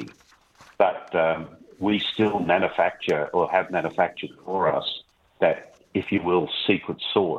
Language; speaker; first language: English; native; English